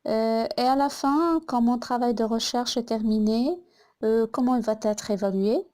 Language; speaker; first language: French; non-native, local second language; Arabic